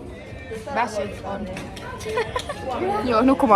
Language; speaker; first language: Finnish; native; Finnish